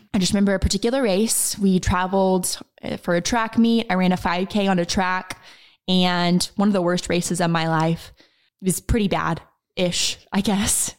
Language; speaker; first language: English; native; English